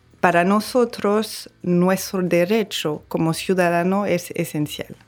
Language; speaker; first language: Spanish; non-native, fluent; French